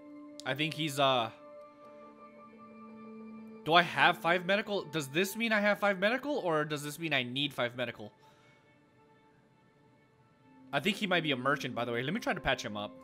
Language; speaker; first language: English; native; English